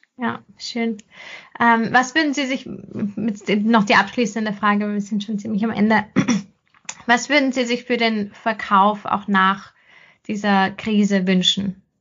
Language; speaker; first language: German; native; German